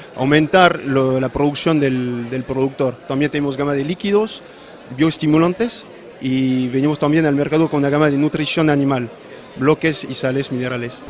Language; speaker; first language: Spanish; non-native, fluent; French